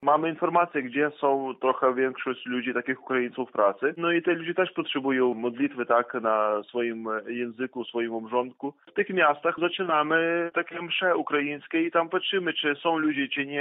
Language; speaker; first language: Polish; non-native, fluent; Ukrainian